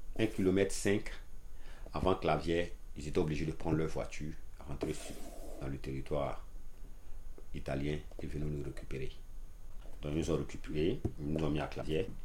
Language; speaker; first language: French; non-native, local second language; Dyula